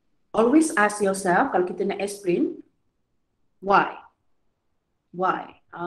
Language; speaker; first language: English; non-native, local second language; Malay